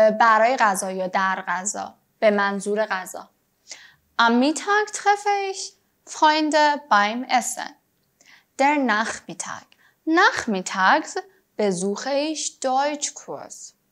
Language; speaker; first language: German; non-native, fluent; Persian